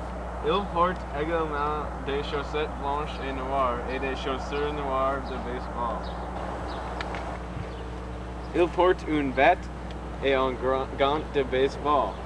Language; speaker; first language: French; non-native, learner; English